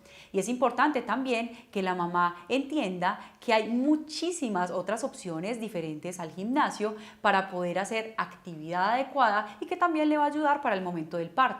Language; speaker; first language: Spanish; native; Spanish